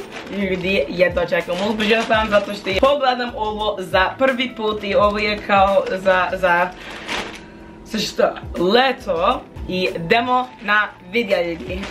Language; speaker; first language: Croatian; non-native, learner; English